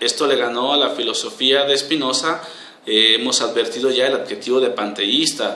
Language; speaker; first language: Spanish; native; Spanish